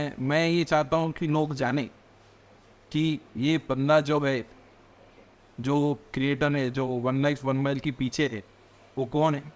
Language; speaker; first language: Hindi; native; Hindi